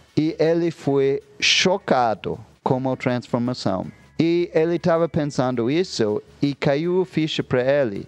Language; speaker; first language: Portuguese; non-native, fluent; English